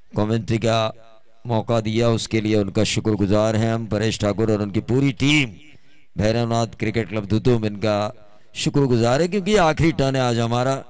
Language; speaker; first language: Hindi; non-native, local second language; Marathi